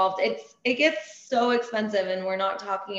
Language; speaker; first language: English; early bilingual, other home language; Persian